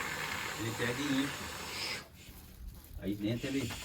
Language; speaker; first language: Portuguese; native; Portuguese